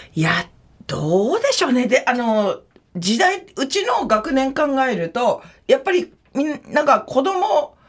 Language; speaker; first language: Japanese; native; Japanese